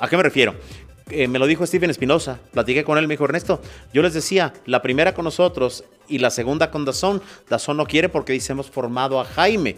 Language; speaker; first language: Spanish; native; Spanish